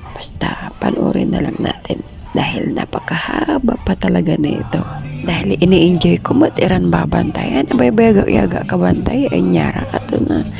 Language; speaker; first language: Filipino; non-native, local second language; Pangasinan